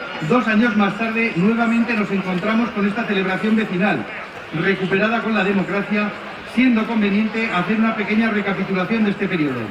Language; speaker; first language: Spanish; native; Spanish